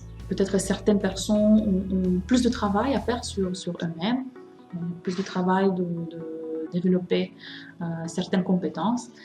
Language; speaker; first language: French; non-native, fluent; Romanian